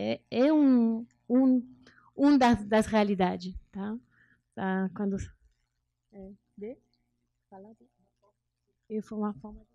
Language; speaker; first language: Portuguese; non-native, learner; French